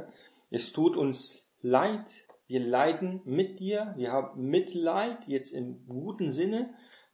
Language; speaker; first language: German; non-native, fluent; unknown